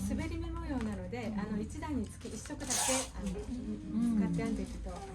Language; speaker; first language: Japanese; native; Japanese